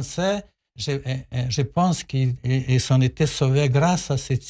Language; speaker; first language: French; non-native, learner; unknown